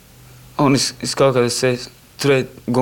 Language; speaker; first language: Swedish; non-native, learner; Pashto